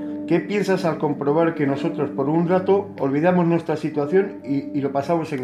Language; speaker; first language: Spanish; native; Spanish